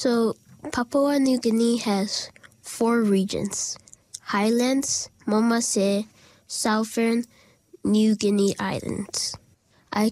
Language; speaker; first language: English; native; English